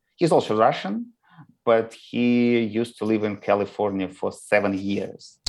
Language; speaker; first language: English; non-native, learner; Russian